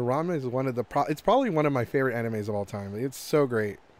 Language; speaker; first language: English; early bilingual, other home language; Spanish